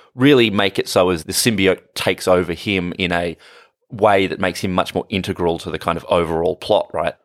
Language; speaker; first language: English; native; English